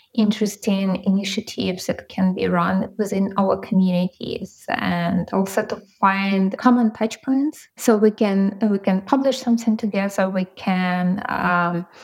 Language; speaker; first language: English; non-native, fluent; Ukrainian